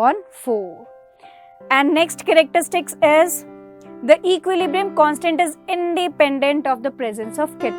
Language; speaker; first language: English; non-native, local second language; Hindi